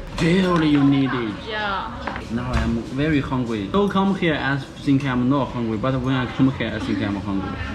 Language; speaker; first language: English; non-native, learner; Chinese